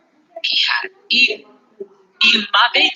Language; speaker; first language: French; non-native, learner; English